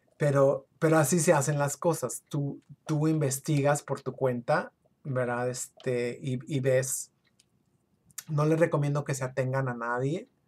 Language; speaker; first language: Spanish; early bilingual, other home language; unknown